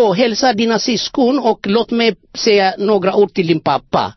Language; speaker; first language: Swedish; non-native, fluent; Amharic